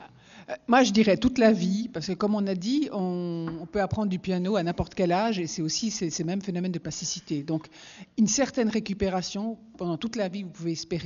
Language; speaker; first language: French; native; French